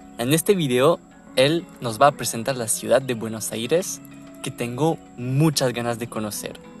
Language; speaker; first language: Spanish; non-native, fluent; French